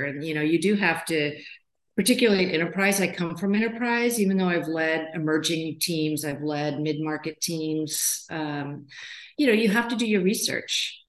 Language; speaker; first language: English; native; English